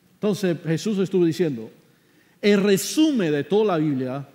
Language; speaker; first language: Spanish; non-native, fluent; English